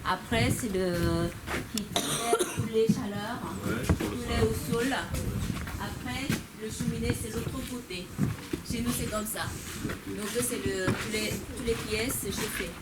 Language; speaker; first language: French; non-native, learner; Korean